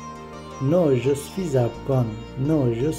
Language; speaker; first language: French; non-native, learner; Pashto